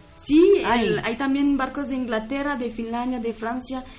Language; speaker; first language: Spanish; non-native, fluent; French